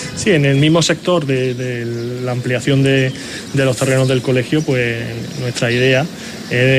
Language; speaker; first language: Spanish; native; Spanish